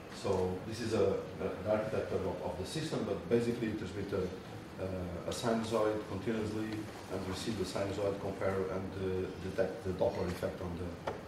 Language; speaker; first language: English; non-native, fluent; Portuguese